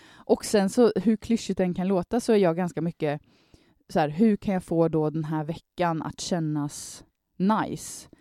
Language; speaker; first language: Swedish; native; Swedish